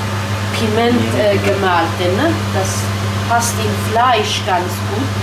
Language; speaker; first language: German; non-native, learner; Kurdish